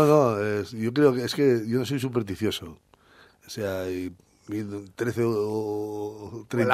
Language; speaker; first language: Spanish; native; Spanish